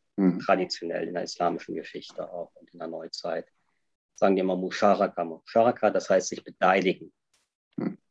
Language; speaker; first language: German; native; German